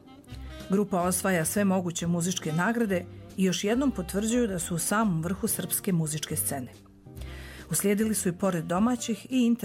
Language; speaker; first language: Croatian; native; Croatian